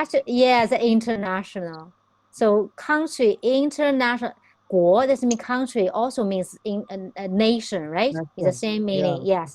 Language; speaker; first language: English; non-native, fluent; Chinese